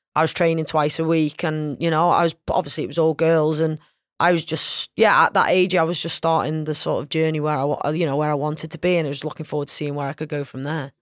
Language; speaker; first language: English; native; English